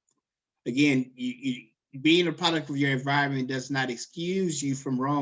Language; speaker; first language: English; native; English